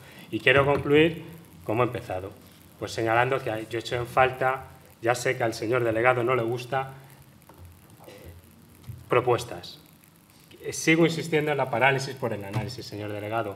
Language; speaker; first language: Spanish; native; Spanish